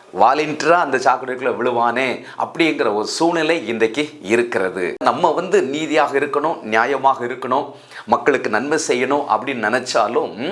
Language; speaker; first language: Tamil; native; Tamil